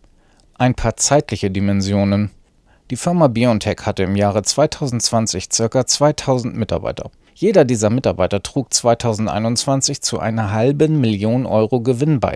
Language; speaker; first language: German; native; German